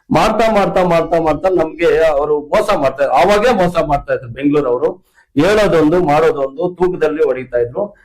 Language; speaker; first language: Kannada; native; Kannada